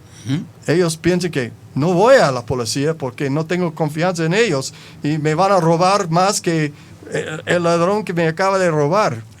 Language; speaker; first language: Spanish; non-native, fluent; English